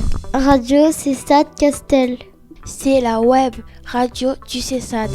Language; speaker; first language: French; native; French